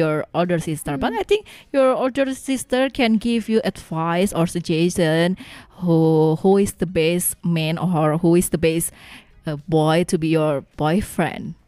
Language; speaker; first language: English; non-native, learner; Indonesian